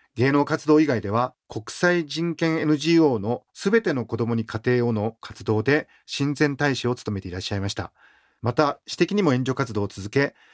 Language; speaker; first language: Japanese; native; Japanese